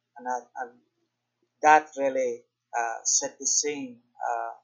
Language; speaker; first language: English; non-native, fluent; Persian